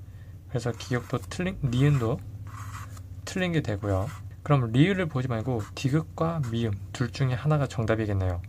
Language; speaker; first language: Korean; native; Korean